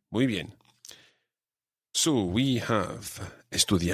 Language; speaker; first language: Spanish; non-native, fluent; English